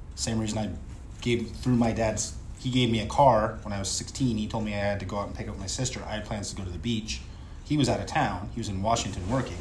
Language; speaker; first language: English; native; English